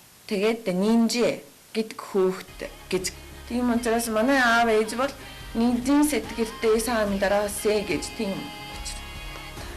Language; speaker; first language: Mongolian; non-native, learner; Japanese